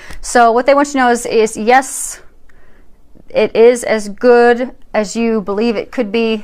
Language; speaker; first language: English; native; English